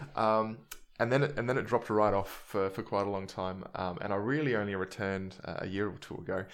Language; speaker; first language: English; native; English